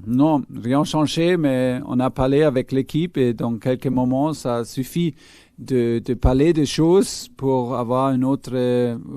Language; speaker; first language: French; non-native, fluent; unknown